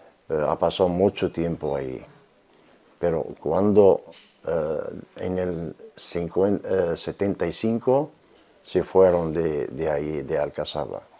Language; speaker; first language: Spanish; non-native, learner; Arabic